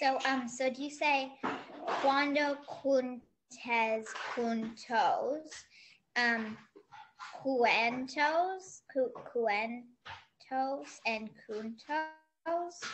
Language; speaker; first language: Spanish; non-native, learner; English